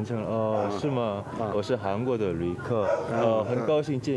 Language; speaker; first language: Chinese; non-native, learner; Korean